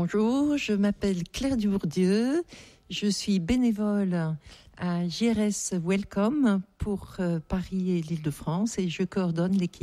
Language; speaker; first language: French; native; French